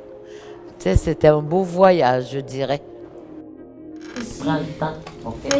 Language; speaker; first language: French; native; French